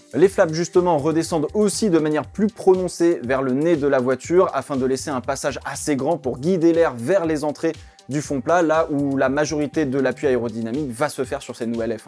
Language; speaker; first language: French; native; French